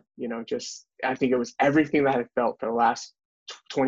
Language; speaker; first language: English; native; English